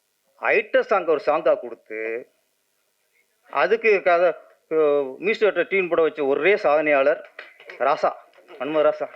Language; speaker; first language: Tamil; native; Tamil